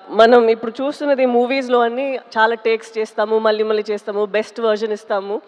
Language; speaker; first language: Telugu; non-native, fluent; Tamil